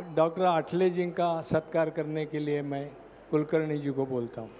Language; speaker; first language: Hindi; non-native, local second language; Marathi